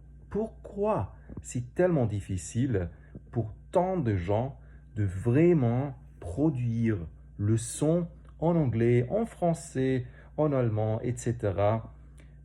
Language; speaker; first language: French; non-native, fluent; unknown